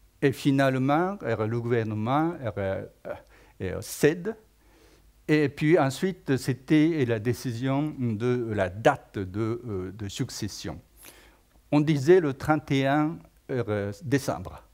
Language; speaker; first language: French; non-native, fluent; Japanese